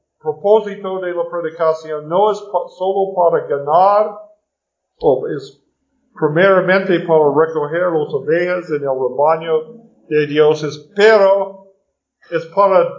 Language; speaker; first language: Spanish; non-native, learner; English